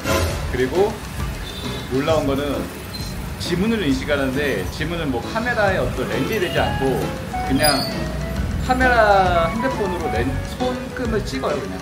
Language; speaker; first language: Korean; native; Korean